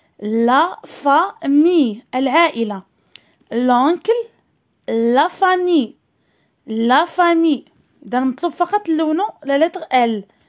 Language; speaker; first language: French; non-native, local second language; Arabic